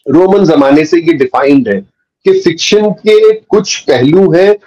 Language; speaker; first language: Hindi; native; Hindi